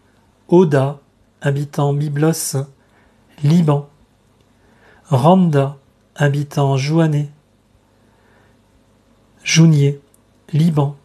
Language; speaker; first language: French; native; French